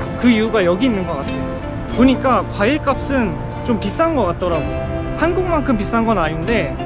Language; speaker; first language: Korean; native; Korean